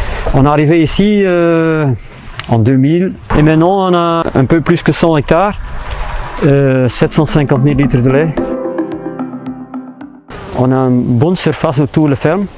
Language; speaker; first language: French; non-native, fluent; Dutch